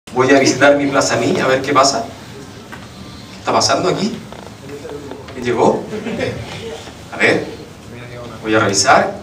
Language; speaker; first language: Spanish; native; Spanish